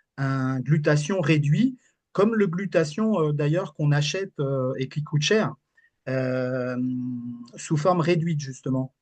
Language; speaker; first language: French; native; French